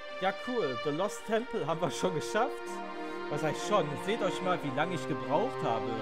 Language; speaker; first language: German; native; German